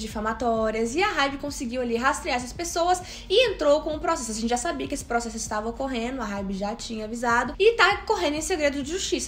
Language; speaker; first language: Portuguese; native; Portuguese